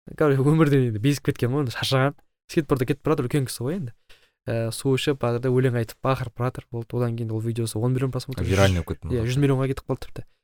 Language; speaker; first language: Kazakh; native; Kazakh